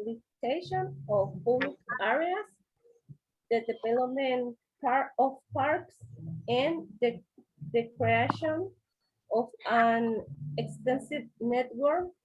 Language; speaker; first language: English; non-native, learner; Spanish